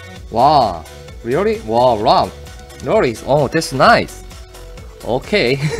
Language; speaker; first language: English; non-native, learner; Korean